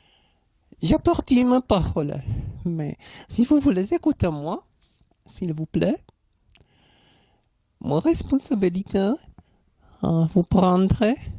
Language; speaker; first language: French; non-native, learner; German